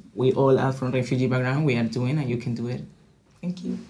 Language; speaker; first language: English; non-native, learner; Spanish